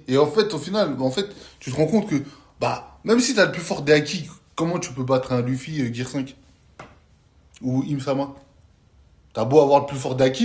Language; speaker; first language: French; native; French